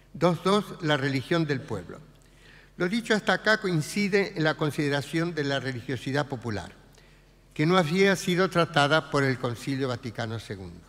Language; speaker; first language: Spanish; native; Spanish